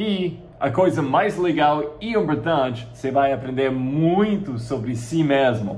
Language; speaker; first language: Portuguese; non-native, fluent; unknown